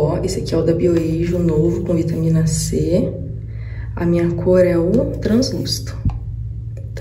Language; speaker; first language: Portuguese; native; Portuguese